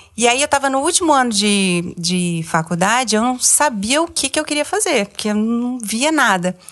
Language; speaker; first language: Portuguese; native; Portuguese